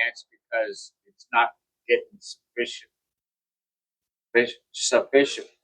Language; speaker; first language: English; native; English